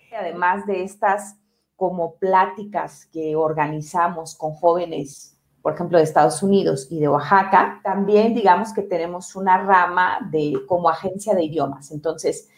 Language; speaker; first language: Spanish; native; Spanish